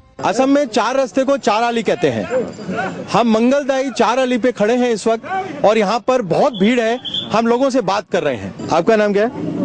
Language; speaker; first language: Hindi; native; Hindi